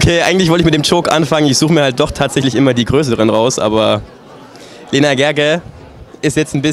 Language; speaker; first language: German; native; German